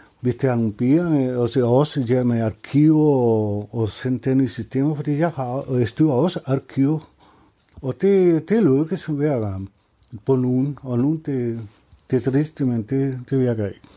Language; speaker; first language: Danish; non-native, learner; Spanish